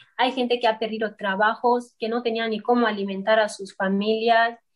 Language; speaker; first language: Spanish; non-native, local second language; Fang